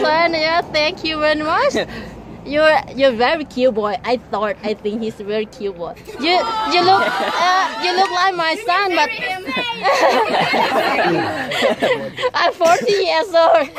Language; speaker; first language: English; non-native, local second language; Thai